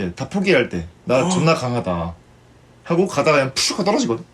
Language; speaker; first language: Korean; native; Korean